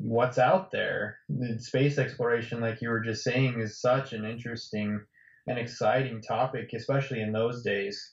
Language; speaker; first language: English; native; English